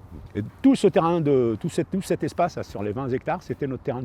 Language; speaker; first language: French; native; French